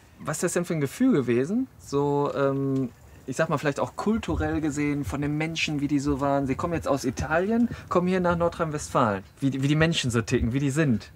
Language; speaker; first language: German; native; German